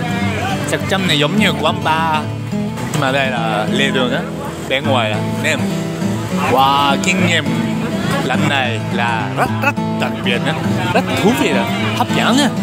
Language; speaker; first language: Vietnamese; non-native, learner; Japanese